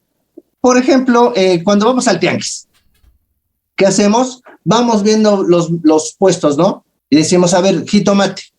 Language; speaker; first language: Spanish; native; Spanish